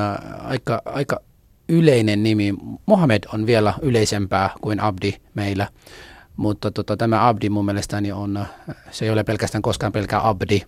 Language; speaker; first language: Finnish; non-native, fluent; Somali